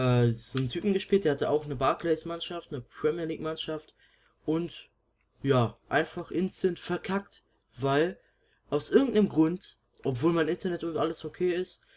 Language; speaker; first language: German; native; German